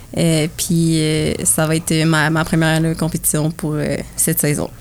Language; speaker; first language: French; native; French